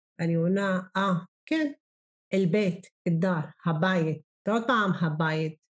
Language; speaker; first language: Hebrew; non-native, local second language; Arabic